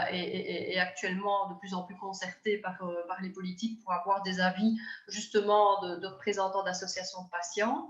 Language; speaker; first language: French; native; French